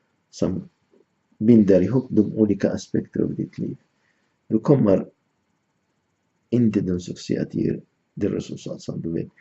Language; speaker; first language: Swedish; non-native, fluent; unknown